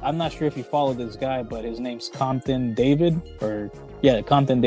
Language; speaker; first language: English; early bilingual, other home language; Spanish